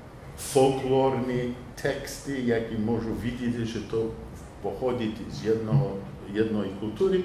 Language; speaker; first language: Polish; non-native, learner; English